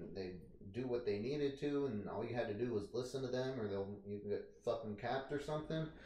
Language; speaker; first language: English; native; English